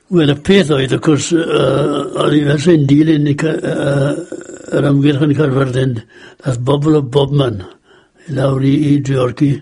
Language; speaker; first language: Welsh; native; Welsh